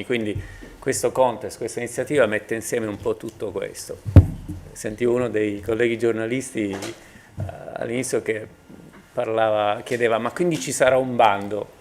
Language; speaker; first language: Italian; native; Italian